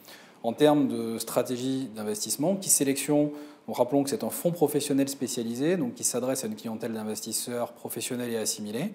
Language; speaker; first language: French; native; French